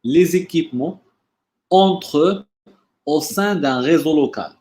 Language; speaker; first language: French; non-native, local second language; Arabic